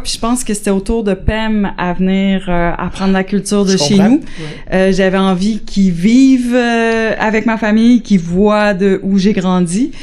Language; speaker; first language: French; native; French